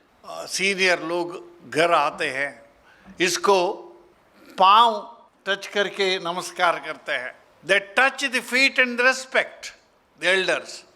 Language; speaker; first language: Hindi; non-native, local second language; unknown